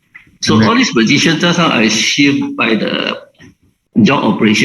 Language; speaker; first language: English; non-native, local second language; Chinese